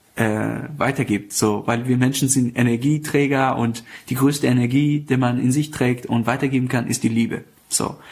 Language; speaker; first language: German; non-native, fluent; Persian